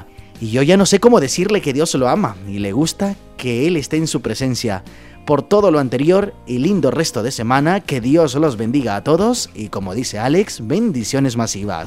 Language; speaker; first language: Spanish; native; Spanish